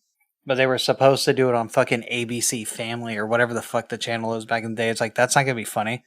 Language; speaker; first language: English; native; English